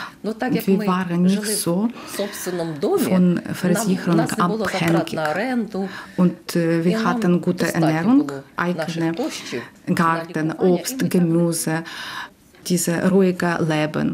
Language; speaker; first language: German; non-native, learner; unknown